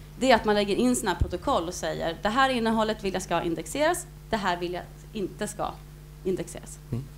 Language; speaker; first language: Swedish; native; Swedish